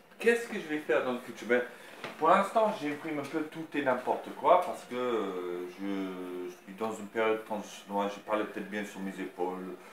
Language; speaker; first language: French; non-native, fluent; English